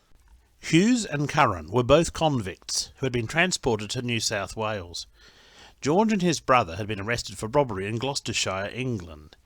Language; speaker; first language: English; native; English